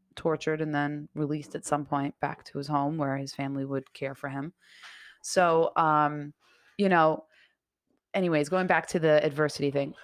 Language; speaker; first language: English; early bilingual, other home language; Portuguese